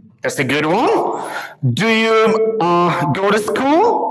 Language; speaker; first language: English; non-native, local second language; Bangla